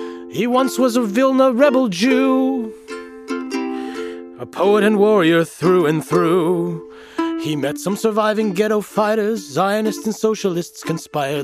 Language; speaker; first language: English; native; English